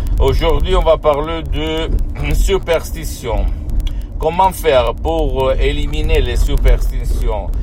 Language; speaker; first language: French; non-native, fluent; Italian